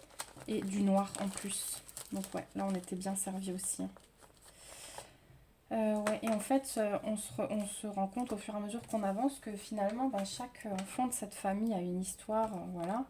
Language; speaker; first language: French; native; French